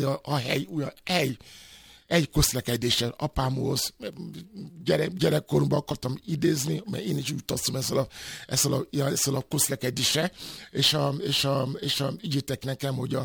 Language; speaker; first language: Hungarian; non-native, fluent; Yoruba